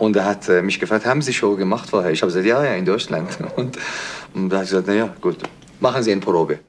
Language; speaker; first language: German; non-native, fluent; Persian